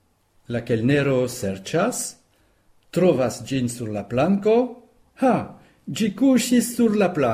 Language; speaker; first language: French; native; French